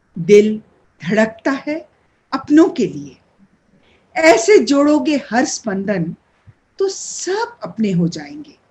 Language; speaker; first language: Hindi; non-native, local second language; Bangla